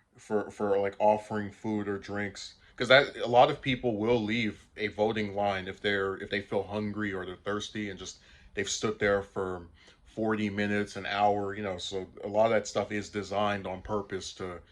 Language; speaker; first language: English; native; English